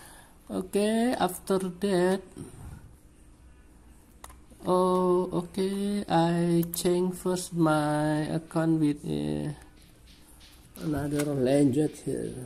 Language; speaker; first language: English; non-native, learner; Indonesian